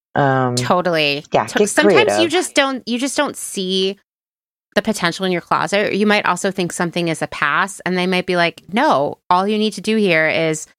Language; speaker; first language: English; native; English